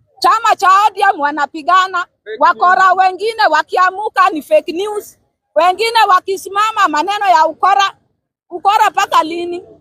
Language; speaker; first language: Swahili; non-native, local second language; Luo (Kenya and Tanzania)